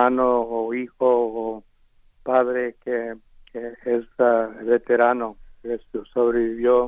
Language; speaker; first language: Spanish; early bilingual, heritage; Spanish